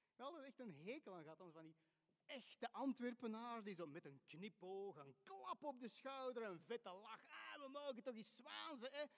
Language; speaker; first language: Dutch; native; Dutch